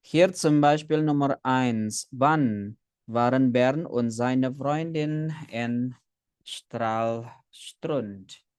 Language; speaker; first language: German; non-native, fluent; Indonesian